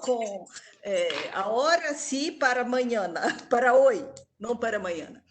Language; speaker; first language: Spanish; non-native, local second language; Portuguese